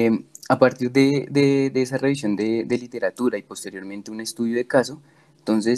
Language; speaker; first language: Spanish; native; Spanish